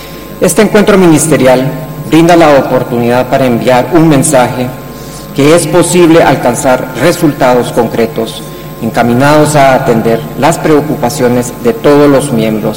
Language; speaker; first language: Spanish; native; Spanish